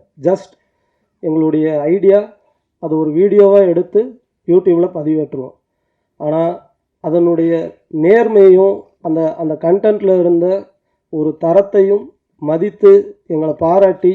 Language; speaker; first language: Tamil; native; Tamil